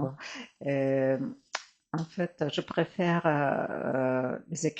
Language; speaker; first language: French; non-native, fluent; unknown